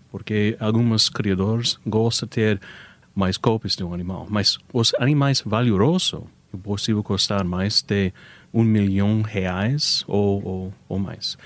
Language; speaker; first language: Portuguese; non-native, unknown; English